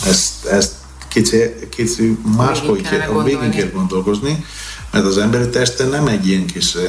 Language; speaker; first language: Hungarian; non-native, fluent; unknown